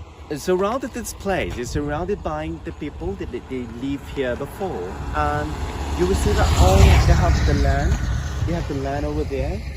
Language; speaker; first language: English; non-native, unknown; Thai